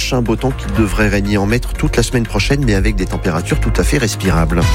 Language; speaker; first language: French; native; French